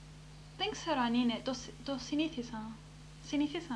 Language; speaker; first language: Greek; early bilingual, heritage; Greek